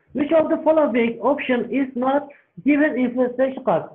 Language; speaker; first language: English; non-native, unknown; Turkish